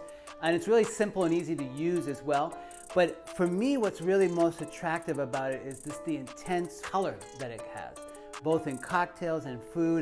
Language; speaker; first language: English; native; English